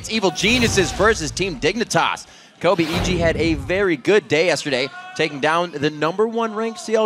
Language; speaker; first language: English; native; English